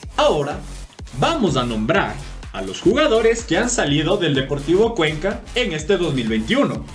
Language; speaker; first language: Spanish; native; Spanish